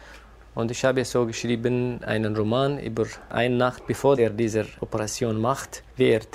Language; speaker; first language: German; non-native, fluent; Kurdish